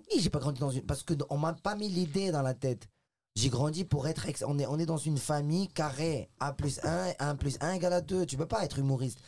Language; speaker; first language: French; non-native, local second language; Arabic